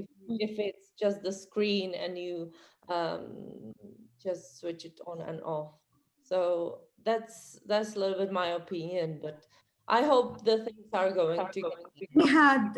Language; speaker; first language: English; non-native, fluent; Czech